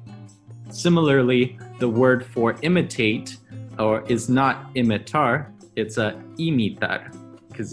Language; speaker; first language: English; early bilingual, other home language; Chinese